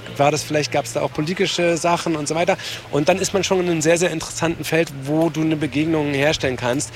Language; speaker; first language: German; native; German